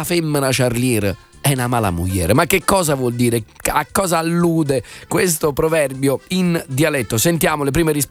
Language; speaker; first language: Italian; native; Italian